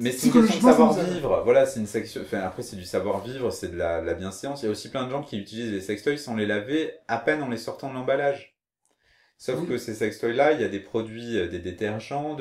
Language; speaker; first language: French; native; French